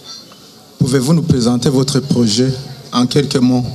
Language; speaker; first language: French; non-native, local second language; Rundi